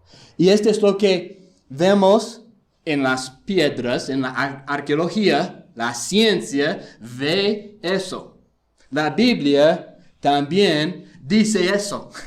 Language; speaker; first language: Spanish; non-native, fluent; English